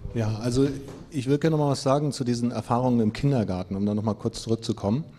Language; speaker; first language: German; native; German